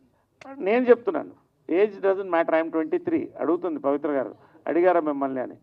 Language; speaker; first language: Telugu; native; Telugu